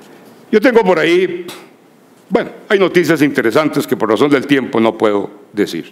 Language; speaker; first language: Spanish; native; Spanish